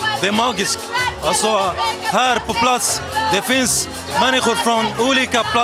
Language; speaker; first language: Swedish; non-native, learner; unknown